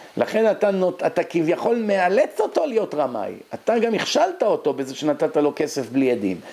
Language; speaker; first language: Hebrew; native; Hebrew